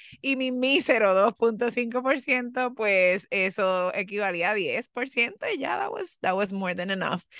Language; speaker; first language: Spanish; early bilingual, heritage; Spanish